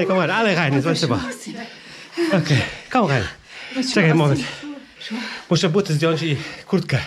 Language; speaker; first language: German; non-native, fluent; Polish